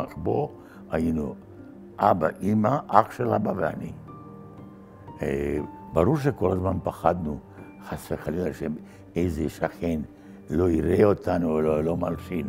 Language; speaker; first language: Hebrew; non-native, fluent; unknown